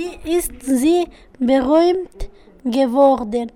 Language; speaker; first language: German; non-native, learner; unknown